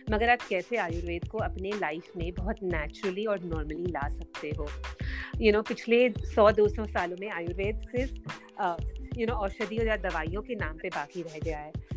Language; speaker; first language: Hindi; non-native, local second language; Gujarati